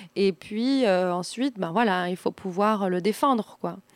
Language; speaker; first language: French; native; French